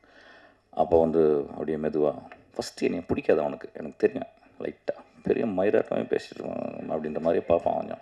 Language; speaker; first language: Tamil; native; Tamil